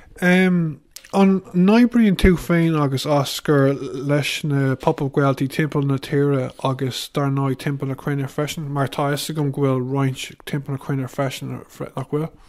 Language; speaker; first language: Irish; non-native, local second language; English